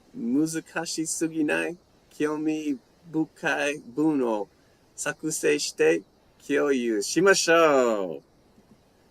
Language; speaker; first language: Japanese; non-native, learner; English